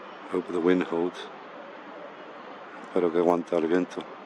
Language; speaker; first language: Spanish; early bilingual, heritage; Spanish